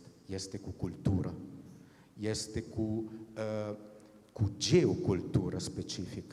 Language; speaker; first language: Romanian; non-native, fluent; Italian